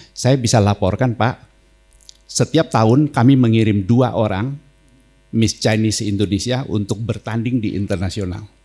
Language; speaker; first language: Indonesian; native; Indonesian